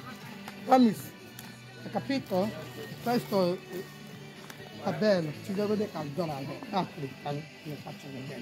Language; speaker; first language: Italian; non-native, learner; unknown